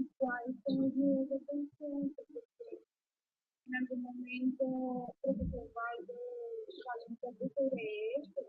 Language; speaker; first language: Portuguese; non-native, fluent; Spanish